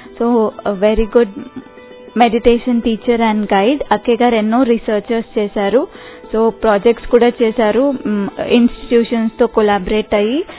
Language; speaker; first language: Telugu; native; Telugu